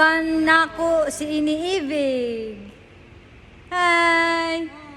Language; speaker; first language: Cebuano; non-native, learner; Filipino